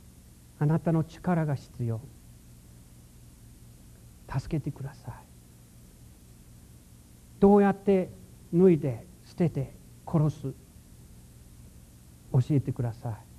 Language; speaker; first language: Japanese; non-native, fluent; English